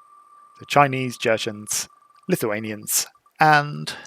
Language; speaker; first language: English; native; English